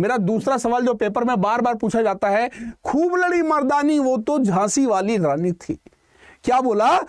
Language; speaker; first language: Hindi; native; Hindi